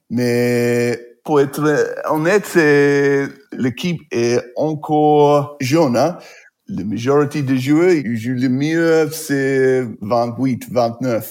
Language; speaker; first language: French; non-native, learner; English